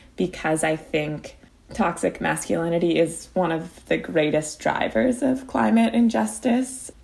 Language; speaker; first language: English; native; English